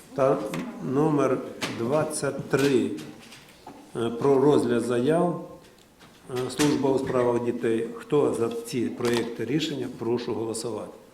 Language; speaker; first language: Ukrainian; non-native, local second language; Russian